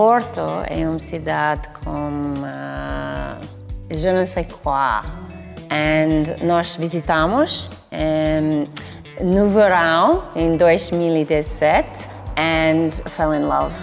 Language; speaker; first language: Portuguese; non-native, learner; English